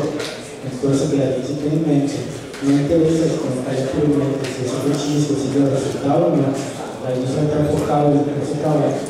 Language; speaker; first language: Portuguese; non-native, fluent; Spanish